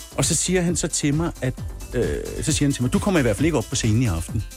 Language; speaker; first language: Danish; native; Danish